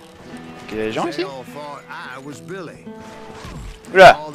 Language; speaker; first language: French; native; French